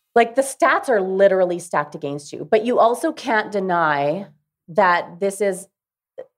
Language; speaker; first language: English; native; English